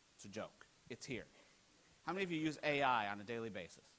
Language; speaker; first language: English; native; English